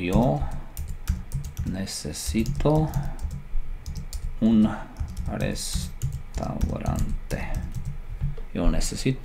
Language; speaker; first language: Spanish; non-native, learner; Slovak